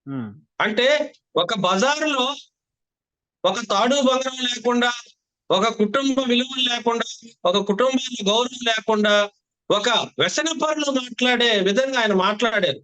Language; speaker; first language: Telugu; native; Telugu